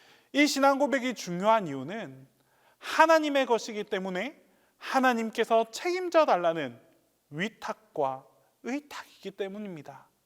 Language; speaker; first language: Korean; native; Korean